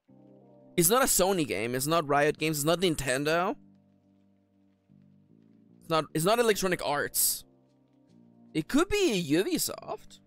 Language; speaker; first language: English; native; English